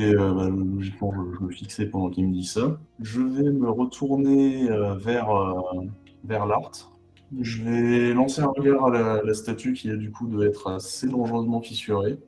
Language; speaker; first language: French; native; French